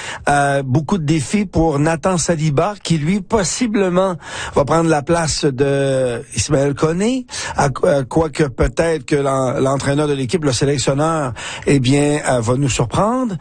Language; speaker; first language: French; native; French